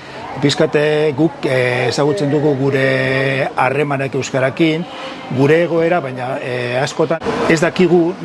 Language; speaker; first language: Basque; non-native, learner; Spanish